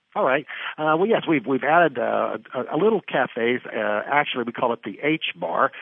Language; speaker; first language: English; native; English